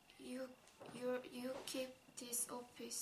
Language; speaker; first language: English; non-native, learner; Korean